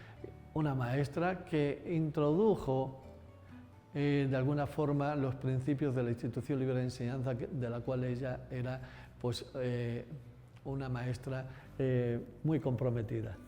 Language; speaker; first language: Spanish; native; Spanish